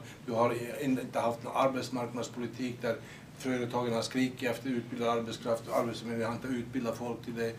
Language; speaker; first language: Swedish; native; Swedish